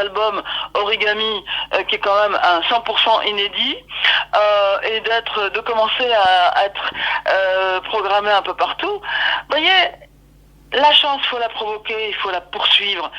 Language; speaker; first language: French; native; French